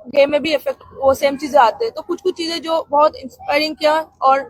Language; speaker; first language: Hindi; non-native, local second language; Bangla